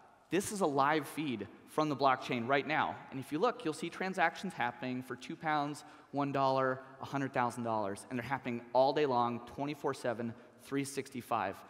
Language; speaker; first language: English; native; English